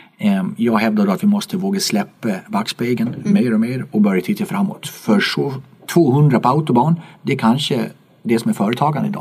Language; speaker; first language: Swedish; native; Swedish